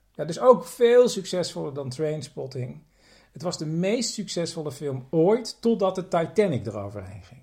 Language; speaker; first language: Dutch; native; Dutch